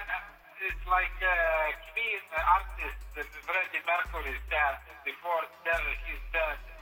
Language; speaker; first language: English; non-native, learner; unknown